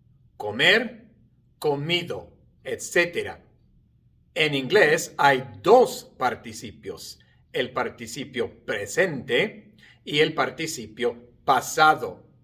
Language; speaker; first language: Spanish; non-native, fluent; English